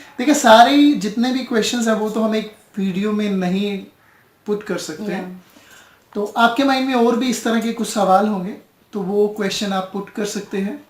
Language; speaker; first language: Hindi; native; Hindi